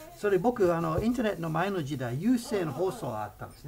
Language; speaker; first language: Japanese; non-native, fluent; English